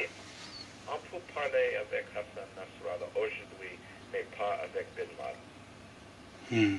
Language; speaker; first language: French; non-native, fluent; English